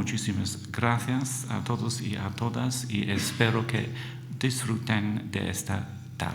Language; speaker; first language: Spanish; non-native, fluent; English